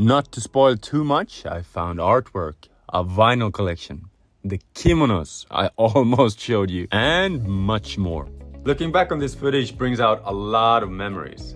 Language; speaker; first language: English; non-native, fluent; Swedish